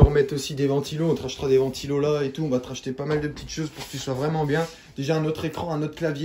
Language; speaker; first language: French; native; French